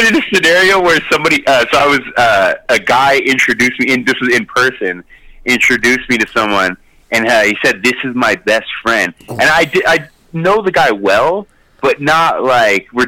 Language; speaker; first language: English; native; English